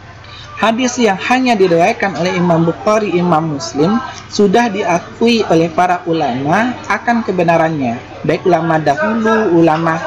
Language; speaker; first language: Indonesian; native; Indonesian